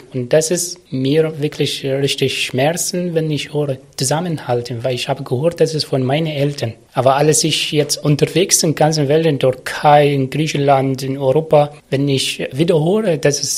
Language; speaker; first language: German; non-native, learner; Arabic